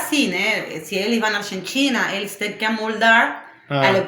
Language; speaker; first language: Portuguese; non-native, learner; Spanish